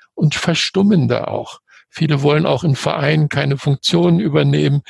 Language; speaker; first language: German; native; German